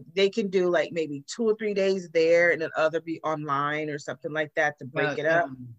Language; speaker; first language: English; native; English